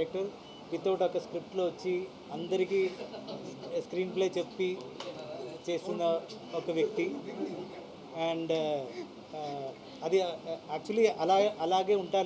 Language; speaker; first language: Telugu; non-native, fluent; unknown